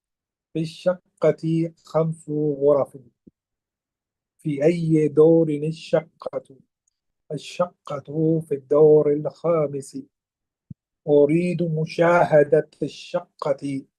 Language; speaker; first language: Arabic; non-native, fluent; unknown